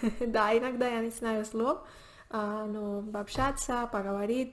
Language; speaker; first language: Russian; non-native, learner; Spanish